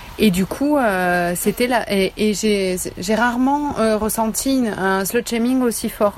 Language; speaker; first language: French; native; French